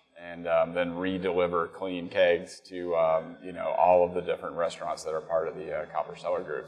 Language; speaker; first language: English; native; English